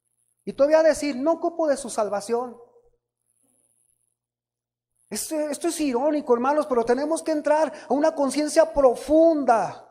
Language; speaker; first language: Spanish; native; Spanish